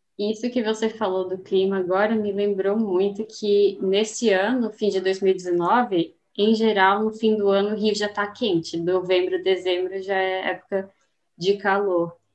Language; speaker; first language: Portuguese; native; Portuguese